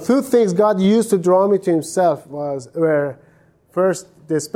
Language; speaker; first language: English; non-native, fluent; Persian